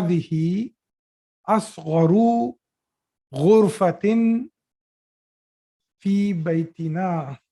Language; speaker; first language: Arabic; non-native, fluent; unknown